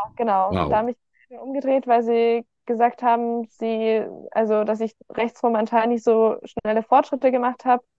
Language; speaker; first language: German; native; German